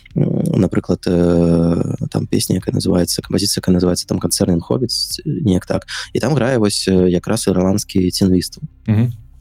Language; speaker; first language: Belarusian; non-native, local second language; Russian